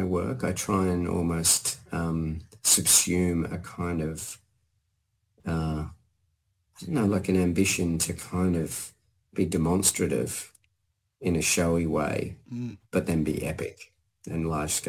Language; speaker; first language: English; native; English